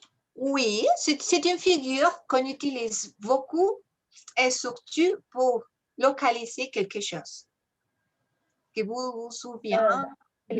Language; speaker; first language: French; non-native, fluent; Spanish